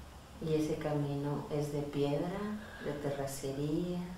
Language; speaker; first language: Spanish; native; Spanish